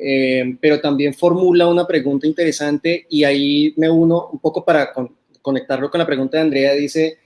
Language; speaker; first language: Spanish; native; Spanish